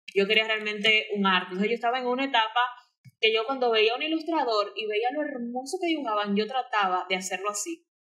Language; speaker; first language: Spanish; native; Spanish